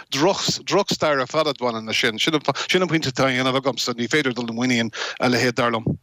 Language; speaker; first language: Irish; non-native, local second language; English